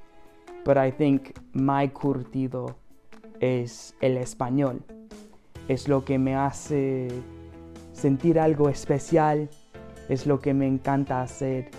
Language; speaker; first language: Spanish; non-native, fluent; English